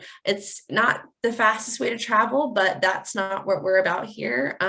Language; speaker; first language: English; native; English